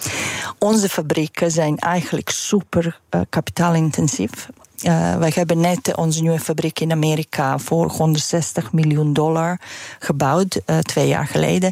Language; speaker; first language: Dutch; non-native, fluent; Serbian